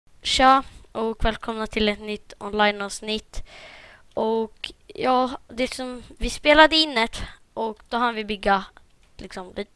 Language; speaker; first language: Swedish; native; Swedish